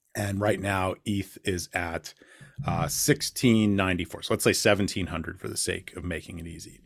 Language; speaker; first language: English; native; English